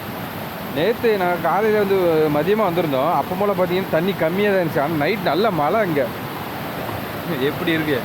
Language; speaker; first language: Tamil; native; Tamil